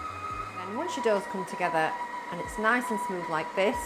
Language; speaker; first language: English; native; English